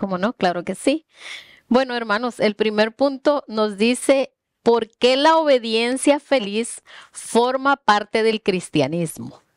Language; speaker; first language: Spanish; native; Spanish